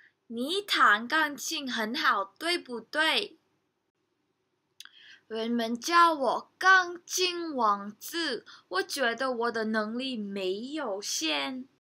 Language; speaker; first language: Chinese; non-native, learner; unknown